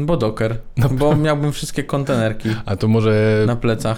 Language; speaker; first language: Polish; native; Polish